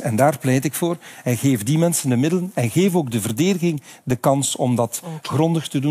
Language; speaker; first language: Dutch; native; Dutch